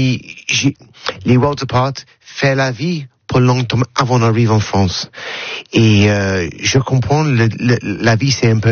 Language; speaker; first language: French; non-native, learner; English